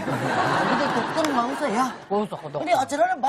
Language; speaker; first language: Indonesian; non-native, fluent; Japanese